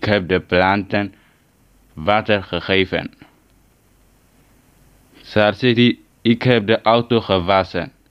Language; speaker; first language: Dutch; non-native, learner; Tigrinya